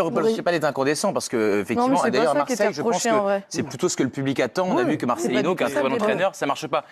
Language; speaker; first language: French; native; French